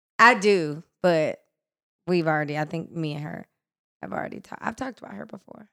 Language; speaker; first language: English; native; English